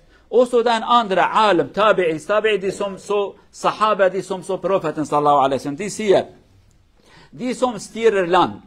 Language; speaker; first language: Norwegian; non-native, learner; Kurdish